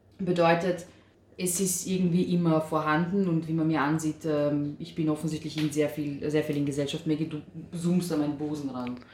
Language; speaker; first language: German; early bilingual, other home language; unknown